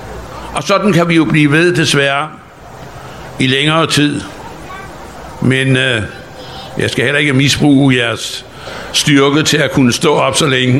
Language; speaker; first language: Danish; native; Danish